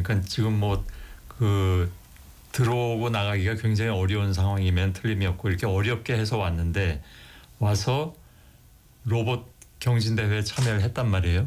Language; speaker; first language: Korean; native; Korean